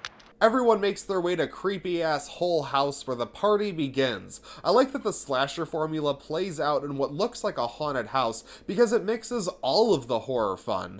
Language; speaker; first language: English; native; English